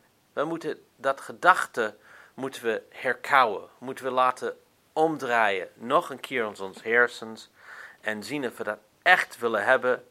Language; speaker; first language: Dutch; non-native, fluent; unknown